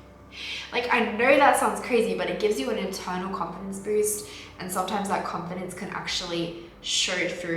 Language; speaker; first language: English; native; English